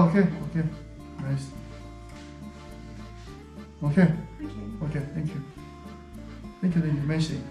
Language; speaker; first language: English; non-native, learner; Korean